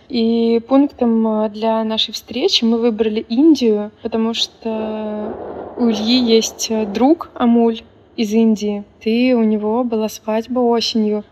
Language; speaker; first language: Russian; native; Russian